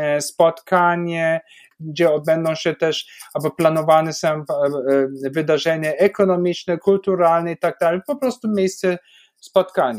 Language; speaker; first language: Polish; non-native, fluent; German